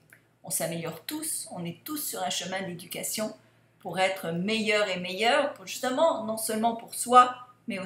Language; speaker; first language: French; native; French